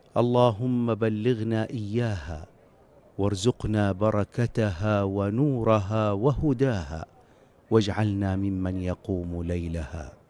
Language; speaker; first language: Arabic; native; Arabic